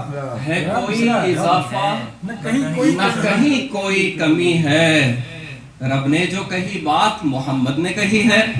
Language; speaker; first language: Urdu; native; Urdu